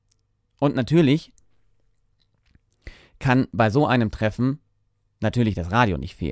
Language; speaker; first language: German; native; German